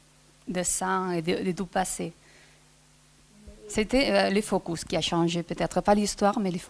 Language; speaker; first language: French; non-native, fluent; Spanish